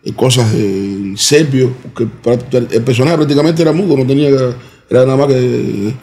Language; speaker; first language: Spanish; native; Spanish